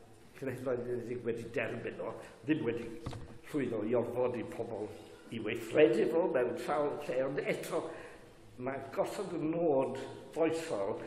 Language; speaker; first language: Welsh; native; Welsh